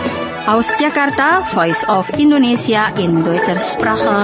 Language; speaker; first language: German; non-native, fluent; Indonesian